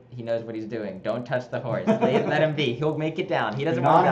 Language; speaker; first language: English; native; English